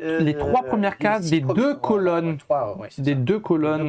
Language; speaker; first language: French; native; French